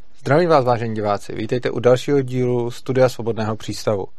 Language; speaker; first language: Czech; native; Czech